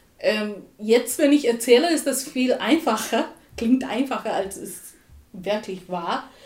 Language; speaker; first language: German; non-native, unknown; Tamil